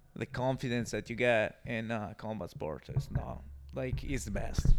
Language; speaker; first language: English; non-native, fluent; Italian